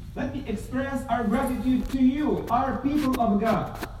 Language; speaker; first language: English; non-native, fluent; Ukrainian